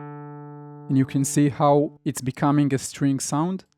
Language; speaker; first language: English; non-native, fluent; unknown